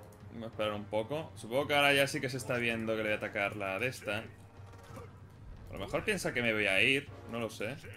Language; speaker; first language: Spanish; native; Spanish